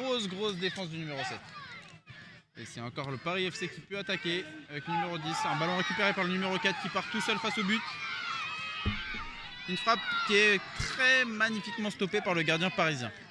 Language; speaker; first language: French; native; French